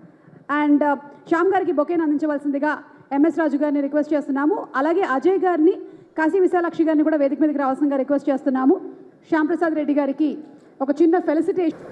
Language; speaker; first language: Telugu; native; Telugu